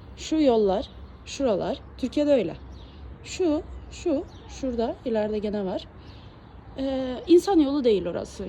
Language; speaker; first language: Turkish; early bilingual, heritage; Turkish